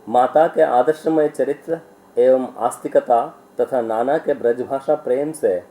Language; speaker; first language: Hindi; non-native, local second language; Kannada